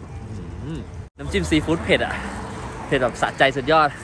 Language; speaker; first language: Thai; native; Thai